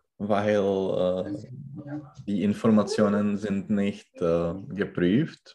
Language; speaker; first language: German; non-native, learner; Czech